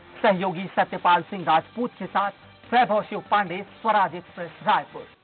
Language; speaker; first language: Hindi; native; Hindi